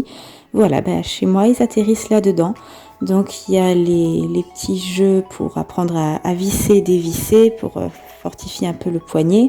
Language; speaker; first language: French; native; French